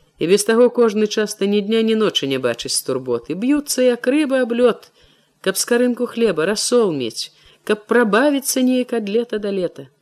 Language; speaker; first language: Belarusian; native; Belarusian